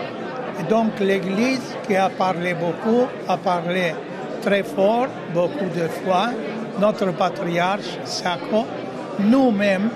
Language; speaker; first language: French; non-native, fluent; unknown